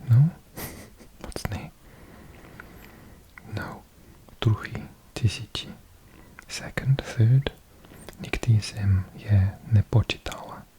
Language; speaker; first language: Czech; non-native, learner; English